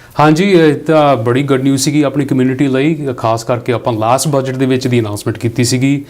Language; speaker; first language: Punjabi; early bilingual, heritage; Punjabi